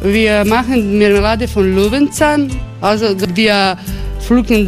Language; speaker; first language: German; non-native, fluent; Croatian